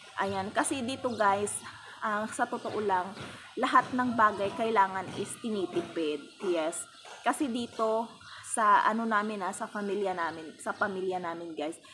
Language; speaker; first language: Filipino; native; Filipino